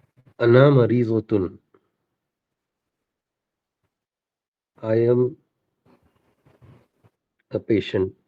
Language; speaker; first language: Arabic; non-native, learner; Urdu